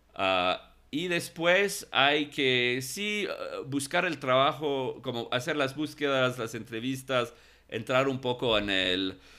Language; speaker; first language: Spanish; non-native, fluent; English